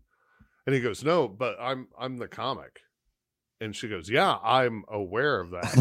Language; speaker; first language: English; native; English